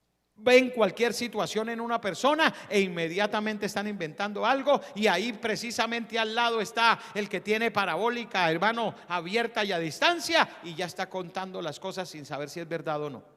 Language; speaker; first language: Spanish; native; Spanish